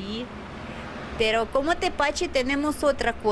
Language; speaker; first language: Spanish; non-native, learner; Russian